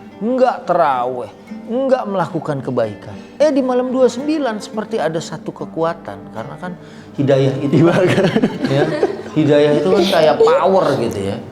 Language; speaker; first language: Indonesian; native; Indonesian